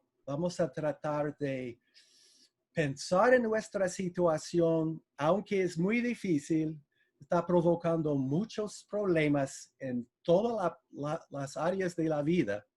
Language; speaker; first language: Spanish; non-native, fluent; English